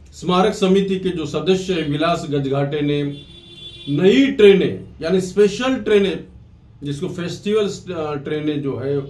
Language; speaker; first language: Hindi; non-native, local second language; Marathi